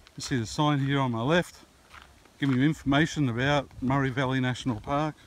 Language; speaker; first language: English; native; English